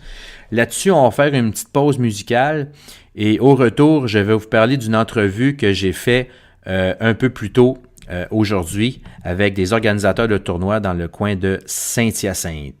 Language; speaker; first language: French; native; French